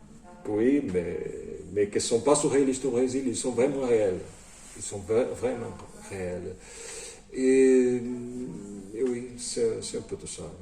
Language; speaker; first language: French; non-native, fluent; Portuguese